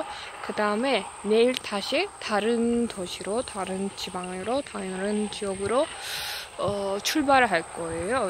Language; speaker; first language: Korean; non-native, learner; Azerbaijani